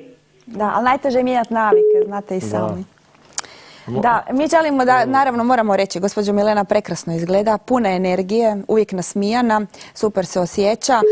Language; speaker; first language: Croatian; native; Croatian